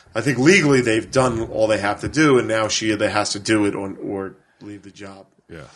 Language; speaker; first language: English; native; English